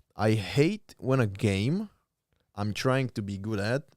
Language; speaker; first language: English; non-native, fluent; Slovak